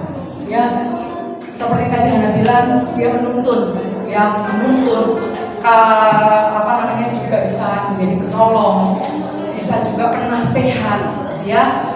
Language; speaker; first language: Indonesian; native; Indonesian